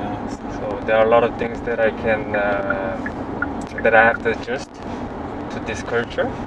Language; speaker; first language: English; non-native, fluent; Korean